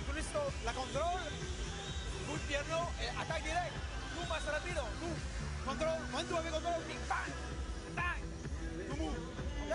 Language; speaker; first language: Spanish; non-native, learner; French